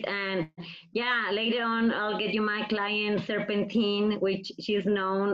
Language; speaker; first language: English; non-native, fluent; Spanish